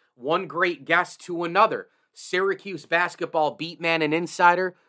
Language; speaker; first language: English; native; English